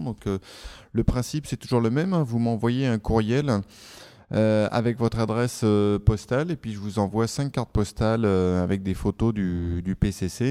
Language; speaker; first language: French; native; French